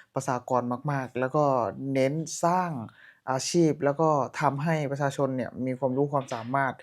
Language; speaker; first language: Thai; non-native, fluent; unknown